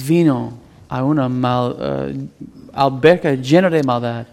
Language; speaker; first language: Spanish; non-native, fluent; English